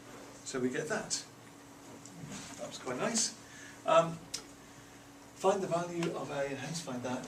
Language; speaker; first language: English; native; English